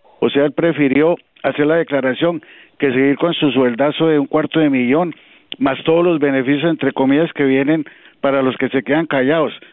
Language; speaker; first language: Spanish; early bilingual, other home language; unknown